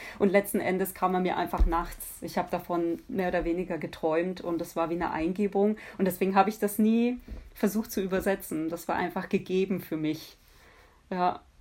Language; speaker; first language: German; early bilingual, other home language; Polish